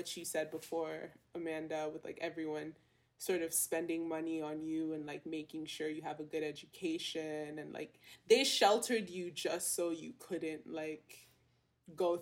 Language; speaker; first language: English; non-native, local second language; Yoruba